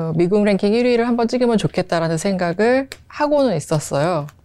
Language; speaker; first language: Korean; native; Korean